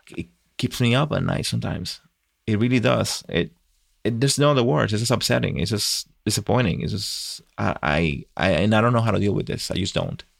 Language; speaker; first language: English; non-native, fluent; Spanish